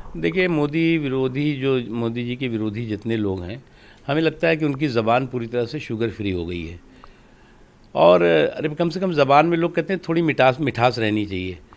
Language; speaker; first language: Hindi; native; Hindi